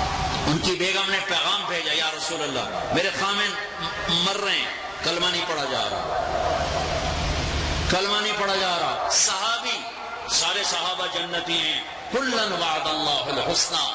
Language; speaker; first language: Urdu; non-native, local second language; Punjabi